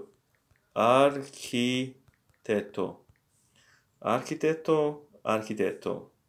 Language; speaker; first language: Italian; non-native, learner; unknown